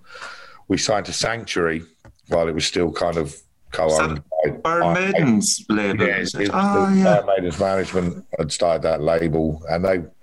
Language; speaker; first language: English; native; English